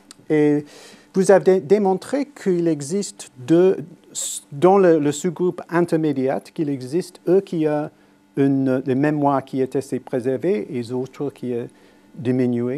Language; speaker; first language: French; non-native, fluent; English